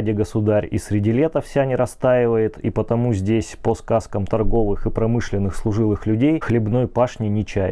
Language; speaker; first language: Russian; native; Russian